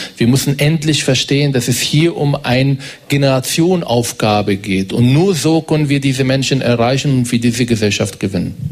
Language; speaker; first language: German; non-native, fluent; Arabic